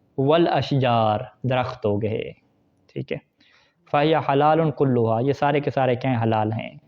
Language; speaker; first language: Urdu; non-native, local second language; Punjabi